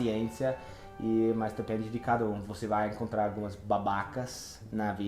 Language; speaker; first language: Portuguese; non-native, fluent; English